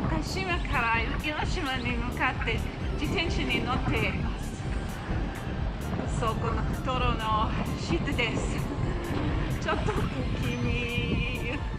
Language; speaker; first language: Japanese; non-native, learner; English